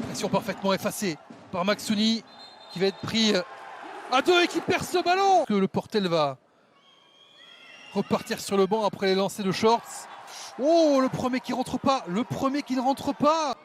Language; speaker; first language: French; native; French